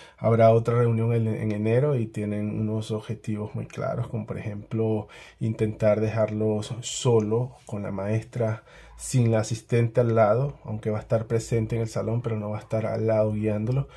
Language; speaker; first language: Spanish; native; Spanish